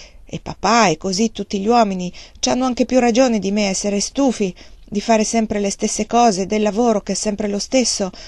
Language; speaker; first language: Italian; native; Italian